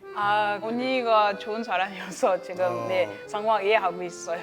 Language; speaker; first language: Korean; non-native, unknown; French